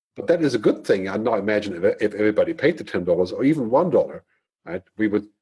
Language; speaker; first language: English; non-native, fluent; German